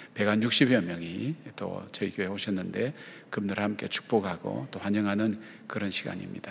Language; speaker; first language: Korean; native; Korean